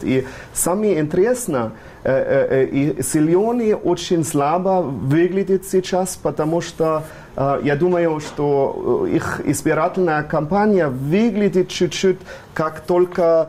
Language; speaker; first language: Russian; non-native, fluent; German